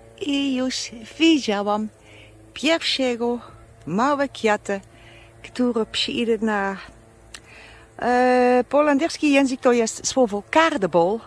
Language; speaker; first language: Polish; non-native, learner; Dutch